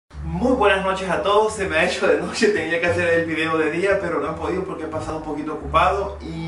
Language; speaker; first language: Spanish; early bilingual, other home language; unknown